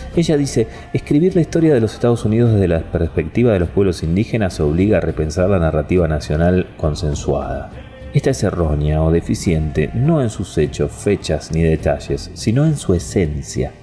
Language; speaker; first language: Spanish; native; Spanish